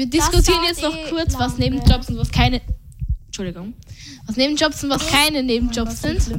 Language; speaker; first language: German; native; German